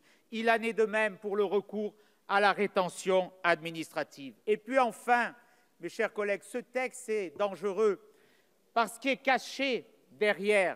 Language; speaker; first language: French; native; French